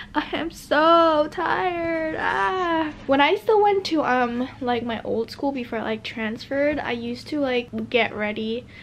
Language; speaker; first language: English; native; English